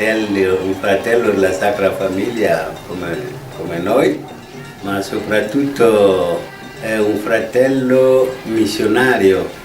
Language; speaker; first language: Italian; non-native, fluent; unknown